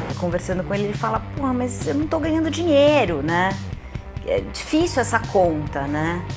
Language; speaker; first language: Portuguese; native; Portuguese